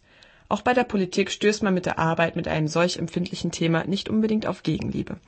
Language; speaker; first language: German; native; German